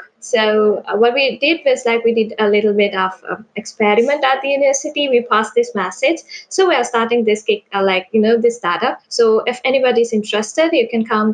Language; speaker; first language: English; non-native, local second language; Sinhala